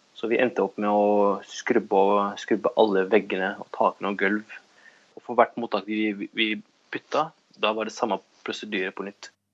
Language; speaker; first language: Norwegian; early bilingual, other home language; Kurdish